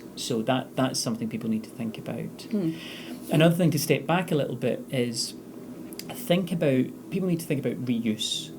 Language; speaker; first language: English; native; English